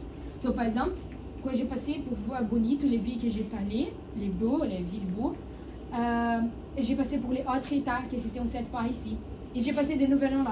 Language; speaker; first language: French; non-native, learner; Portuguese